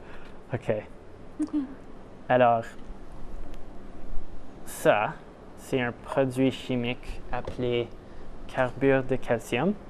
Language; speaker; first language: French; non-native, local second language; English